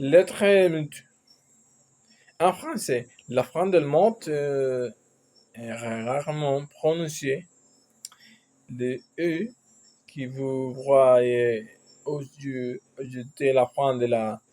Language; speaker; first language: French; non-native, learner; Spanish